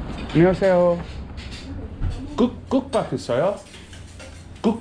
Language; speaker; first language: Korean; non-native, learner; English